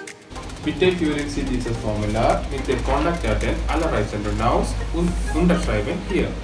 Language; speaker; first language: German; non-native, learner; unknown